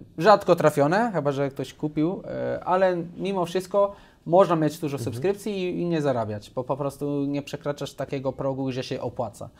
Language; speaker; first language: Polish; early bilingual, heritage; Polish